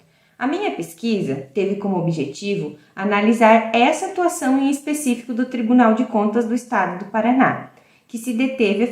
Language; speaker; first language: Portuguese; native; Portuguese